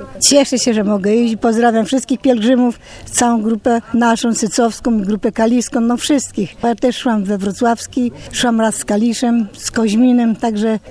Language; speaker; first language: Polish; native; Polish